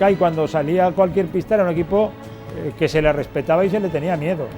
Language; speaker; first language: Spanish; native; Spanish